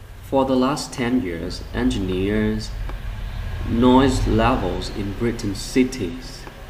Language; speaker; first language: English; non-native, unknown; Vietnamese